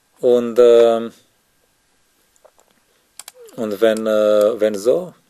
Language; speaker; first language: German; non-native, learner; Romanian